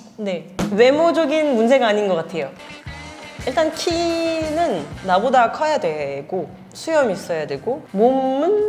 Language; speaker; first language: Korean; non-native, fluent; French